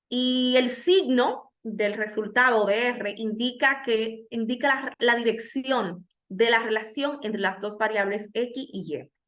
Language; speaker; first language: Spanish; native; Spanish